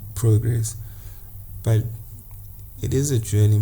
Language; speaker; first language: English; non-native, local second language; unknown